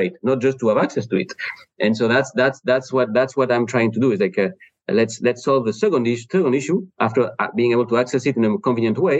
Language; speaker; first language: English; non-native, fluent; French